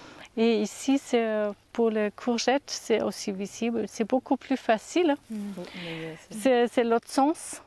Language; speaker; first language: French; non-native, learner; German